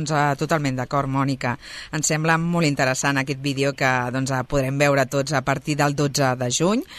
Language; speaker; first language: Catalan; native; Catalan